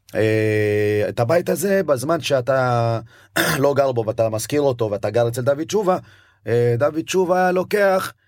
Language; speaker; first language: Hebrew; early bilingual, other home language; Amharic